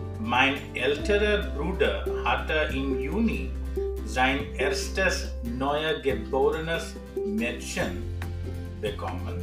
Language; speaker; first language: German; non-native, fluent; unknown